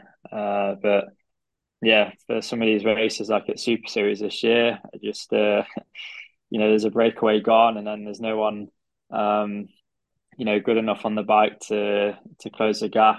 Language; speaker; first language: English; native; English